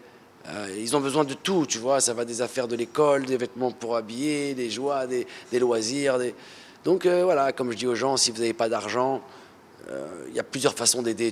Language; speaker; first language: French; early bilingual, other home language; Arabic